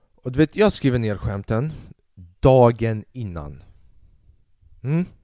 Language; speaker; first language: Swedish; early bilingual, other home language; Albanian